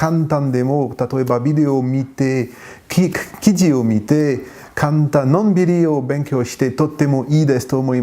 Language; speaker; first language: Japanese; non-native, learner; French